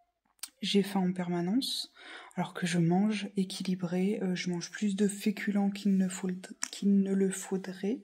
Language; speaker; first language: French; native; French